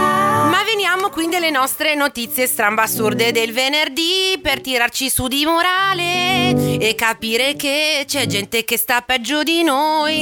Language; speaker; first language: Italian; native; Italian